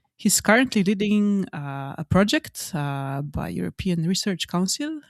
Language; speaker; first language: English; non-native, fluent; Slovenian